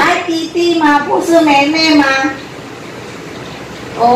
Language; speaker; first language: Chinese; non-native, learner; Filipino